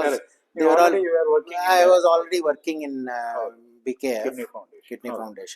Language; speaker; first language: English; non-native, local second language; Kannada